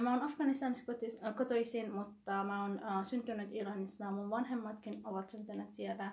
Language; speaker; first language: Finnish; non-native, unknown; Persian